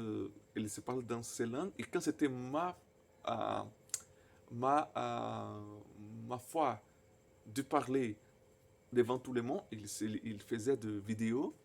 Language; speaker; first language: French; non-native, fluent; Portuguese